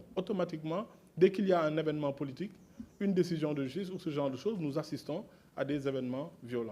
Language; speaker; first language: French; non-native, local second language; Wolof